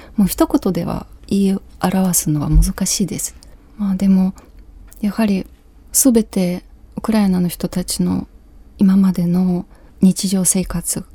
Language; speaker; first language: Japanese; non-native, fluent; Ukrainian